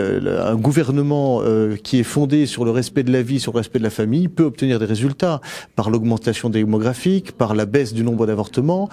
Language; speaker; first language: French; native; French